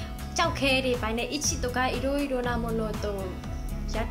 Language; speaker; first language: Japanese; non-native, learner; Burmese